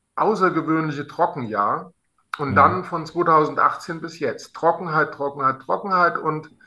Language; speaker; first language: German; native; German